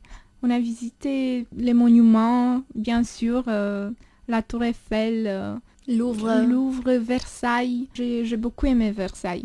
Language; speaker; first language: French; non-native, fluent; Romanian